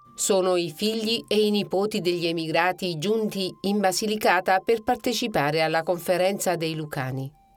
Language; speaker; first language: Italian; native; Italian